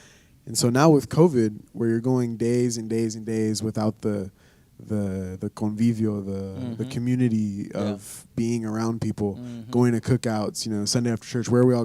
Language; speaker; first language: English; native; English